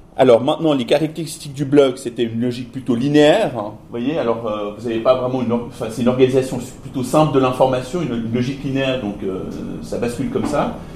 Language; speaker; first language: French; native; French